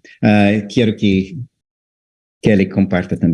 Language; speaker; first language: Spanish; non-native, fluent; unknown